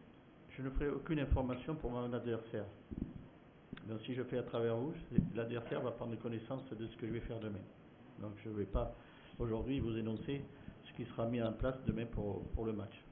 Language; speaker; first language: French; native; French